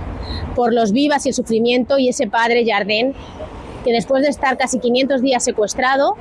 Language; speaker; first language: Spanish; native; Spanish